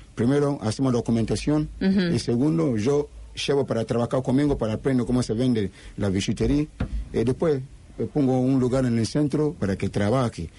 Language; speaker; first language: Spanish; non-native, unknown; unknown